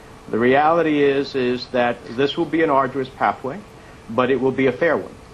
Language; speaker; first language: English; early bilingual, other home language; Spanish